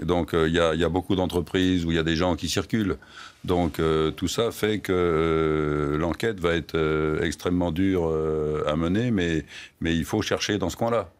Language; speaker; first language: French; native; French